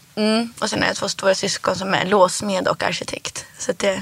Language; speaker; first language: Swedish; native; Swedish